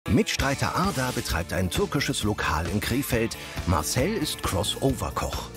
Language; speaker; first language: German; native; German